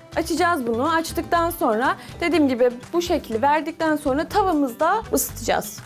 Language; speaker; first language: Turkish; native; Turkish